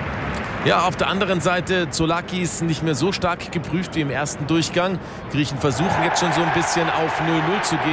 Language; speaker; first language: German; native; German